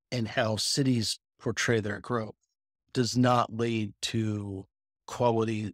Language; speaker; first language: English; native; English